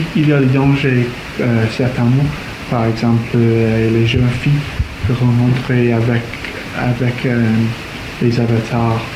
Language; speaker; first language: French; non-native, learner; English